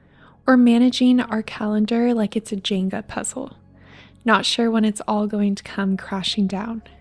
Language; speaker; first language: English; native; English